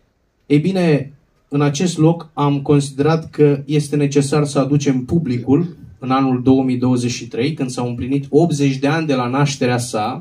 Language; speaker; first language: Romanian; native; Romanian